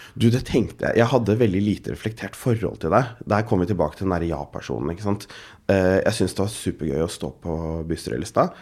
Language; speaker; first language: Norwegian; early bilingual, other home language; Urdu